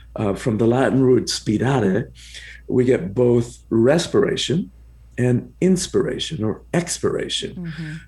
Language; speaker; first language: English; early bilingual, other home language; Spanish